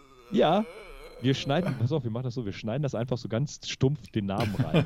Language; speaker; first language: German; native; German